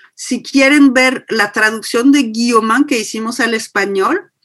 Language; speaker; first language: Spanish; non-native, fluent; French